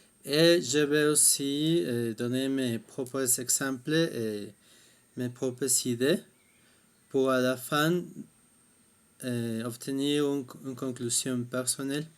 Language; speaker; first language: French; non-native, fluent; Spanish